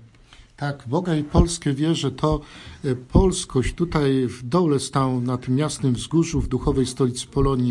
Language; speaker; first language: Polish; native; Polish